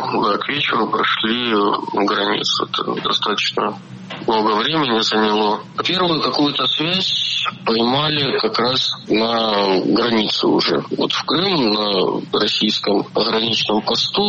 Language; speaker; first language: Russian; native; Russian